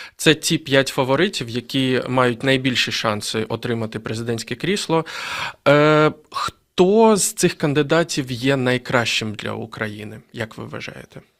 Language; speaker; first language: Ukrainian; native; Ukrainian